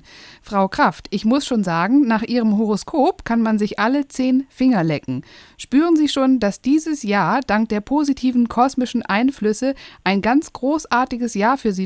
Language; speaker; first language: German; native; German